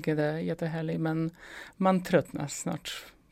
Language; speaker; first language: Swedish; non-native, fluent; Polish